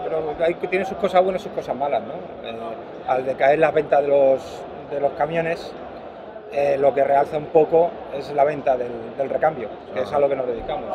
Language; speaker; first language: Spanish; native; Spanish